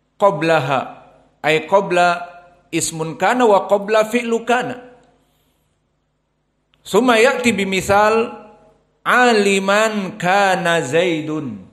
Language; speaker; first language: Arabic; non-native, fluent; Indonesian